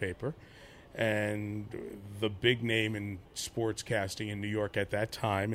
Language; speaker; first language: English; native; English